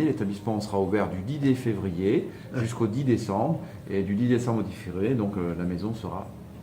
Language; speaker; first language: French; native; French